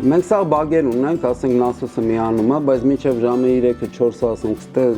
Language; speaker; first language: Armenian; native; Armenian